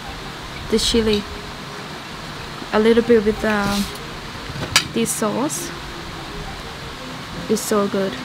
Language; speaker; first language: English; non-native, learner; Thai